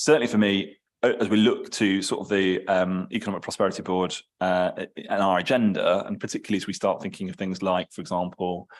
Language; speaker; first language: English; native; English